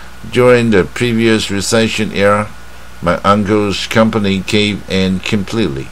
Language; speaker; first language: English; non-native, fluent; Chinese